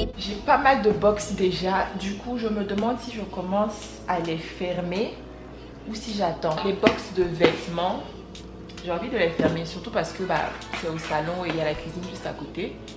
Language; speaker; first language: French; native; French